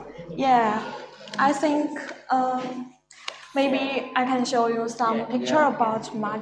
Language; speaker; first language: English; non-native, fluent; Chinese